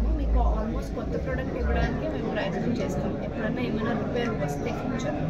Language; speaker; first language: Telugu; native; Telugu